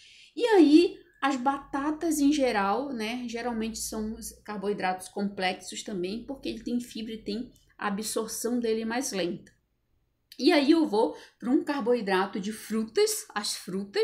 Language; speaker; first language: Portuguese; native; Portuguese